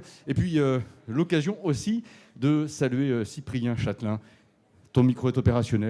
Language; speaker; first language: French; native; French